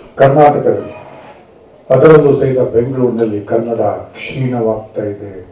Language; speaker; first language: Kannada; native; Kannada